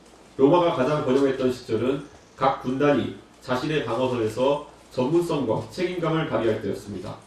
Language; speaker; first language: Korean; native; Korean